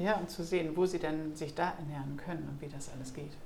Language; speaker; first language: German; native; German